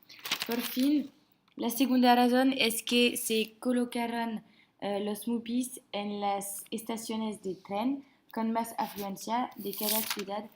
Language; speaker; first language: Spanish; non-native, learner; French